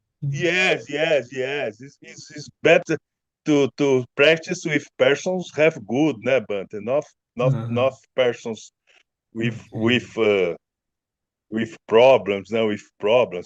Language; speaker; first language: English; non-native, learner; Portuguese